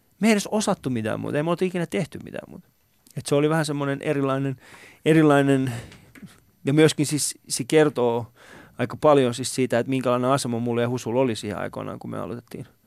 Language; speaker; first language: Finnish; early bilingual, other home language; Persian